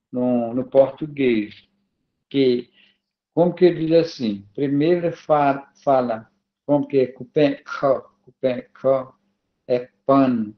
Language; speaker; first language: Portuguese; non-native, local second language; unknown